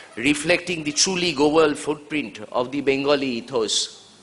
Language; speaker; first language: English; non-native, local second language; Bangla